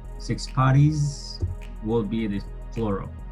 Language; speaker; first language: English; non-native, fluent; Spanish